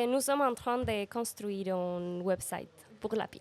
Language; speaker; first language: French; non-native, learner; Spanish